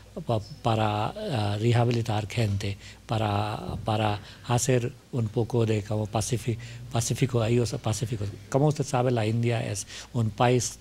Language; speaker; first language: Spanish; non-native, learner; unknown